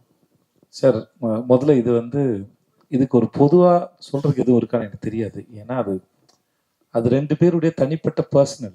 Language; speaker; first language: Tamil; native; Tamil